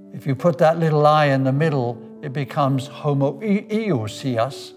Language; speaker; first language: English; native; English